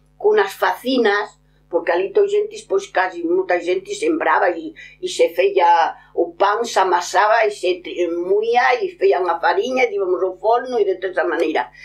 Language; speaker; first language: Galician; native; Galician